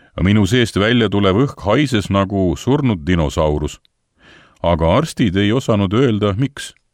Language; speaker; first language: Estonian; native; Estonian